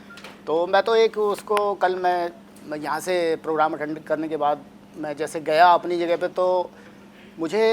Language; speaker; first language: Hindi; native; Hindi